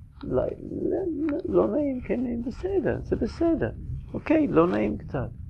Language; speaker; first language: Hebrew; non-native, fluent; English